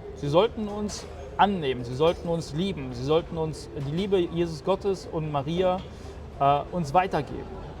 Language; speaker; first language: German; early bilingual, other home language; Polish